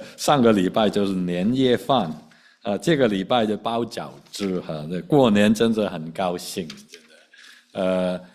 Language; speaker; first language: Chinese; non-native, local second language; Cantonese